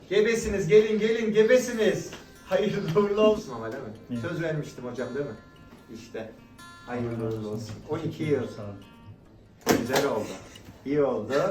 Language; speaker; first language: Turkish; native; Turkish